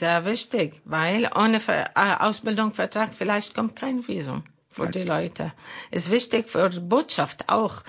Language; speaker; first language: German; non-native, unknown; Arabic